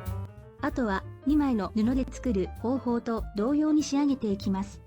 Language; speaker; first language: Japanese; native; Japanese